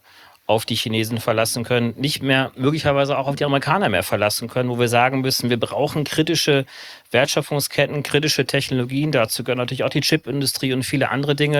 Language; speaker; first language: German; native; German